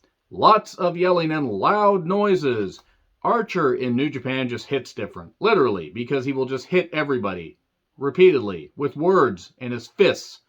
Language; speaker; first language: English; native; English